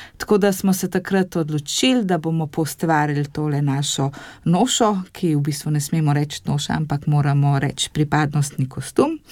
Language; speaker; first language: Slovenian; native; Slovenian